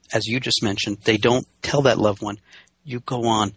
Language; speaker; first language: English; native; English